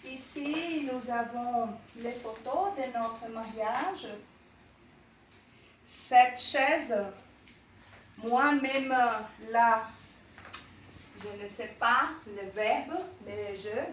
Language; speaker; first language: French; non-native, learner; Portuguese